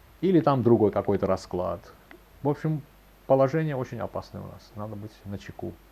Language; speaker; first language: Russian; non-native, local second language; Azerbaijani